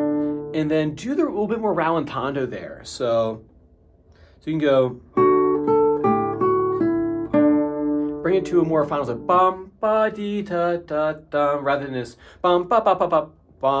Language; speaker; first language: English; native; English